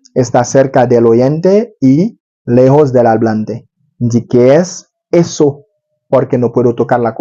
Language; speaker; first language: Spanish; non-native, learner; Haitian Creole